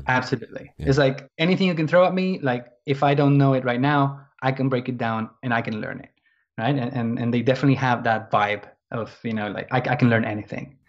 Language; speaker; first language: English; non-native, fluent; Spanish